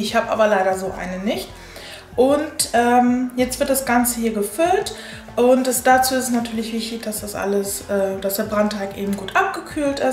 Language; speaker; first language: German; native; German